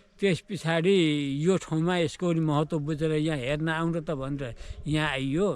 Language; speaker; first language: Nepali; native; Nepali